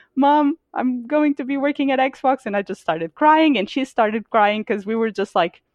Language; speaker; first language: English; non-native, fluent; Portuguese